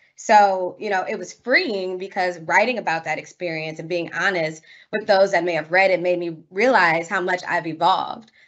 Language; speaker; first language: English; native; English